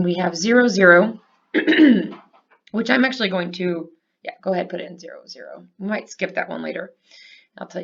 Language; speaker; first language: English; native; English